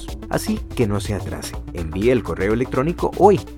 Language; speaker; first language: Spanish; native; Spanish